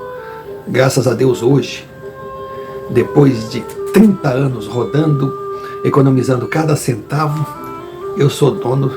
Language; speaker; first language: Portuguese; native; Portuguese